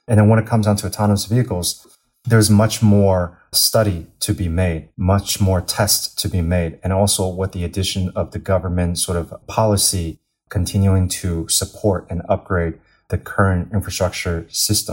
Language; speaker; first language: English; native; English